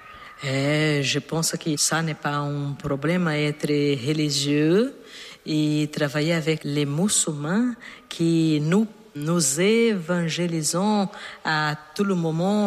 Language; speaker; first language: French; non-native, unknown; Portuguese